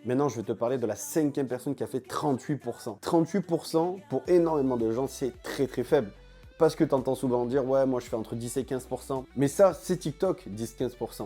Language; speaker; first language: French; native; French